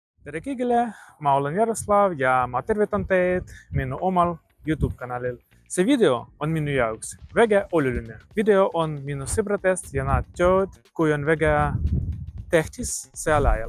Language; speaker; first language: Estonian; non-native, learner; Ukrainian